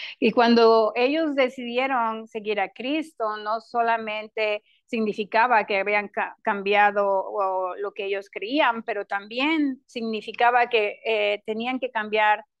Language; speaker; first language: Spanish; non-native, local second language; English